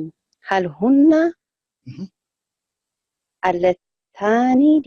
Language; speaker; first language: Arabic; non-native, learner; Tigrinya